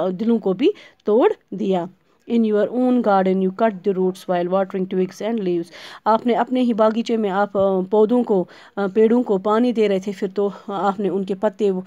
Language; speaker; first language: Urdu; non-native, local second language; Kashmiri